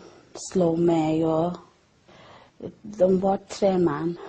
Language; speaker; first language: Swedish; non-native, learner; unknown